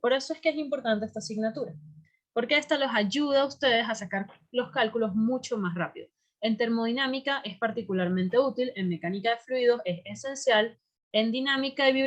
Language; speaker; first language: Spanish; native; Spanish